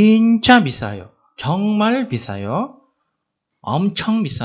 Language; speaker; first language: Korean; non-native, fluent; Indonesian